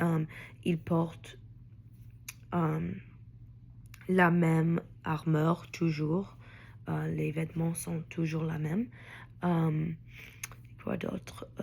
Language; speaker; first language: French; non-native, learner; English